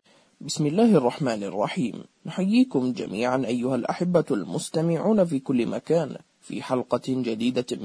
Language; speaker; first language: Arabic; native; Arabic